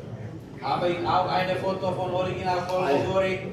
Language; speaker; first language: German; non-native, learner; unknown